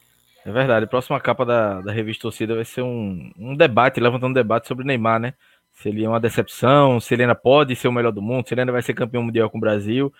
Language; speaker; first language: Portuguese; native; Portuguese